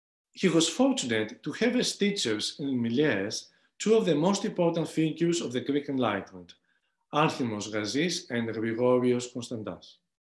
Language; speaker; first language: English; non-native, fluent; Greek